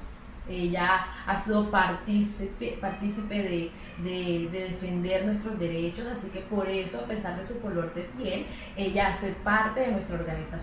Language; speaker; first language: Spanish; native; Spanish